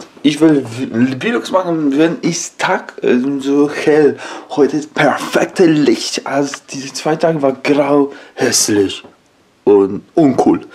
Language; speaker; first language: German; non-native, learner; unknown